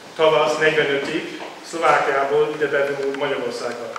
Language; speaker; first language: Hungarian; non-native, fluent; German